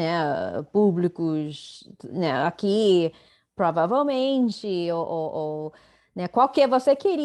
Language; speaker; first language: Portuguese; non-native, fluent; English